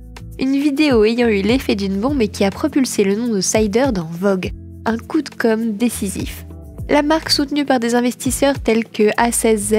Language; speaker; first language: French; native; French